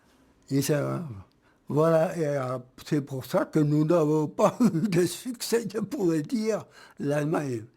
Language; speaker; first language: French; early bilingual, other home language; German